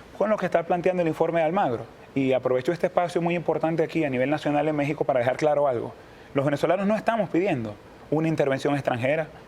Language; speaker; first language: Spanish; native; Spanish